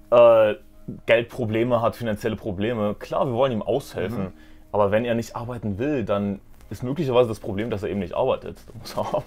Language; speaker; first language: German; native; German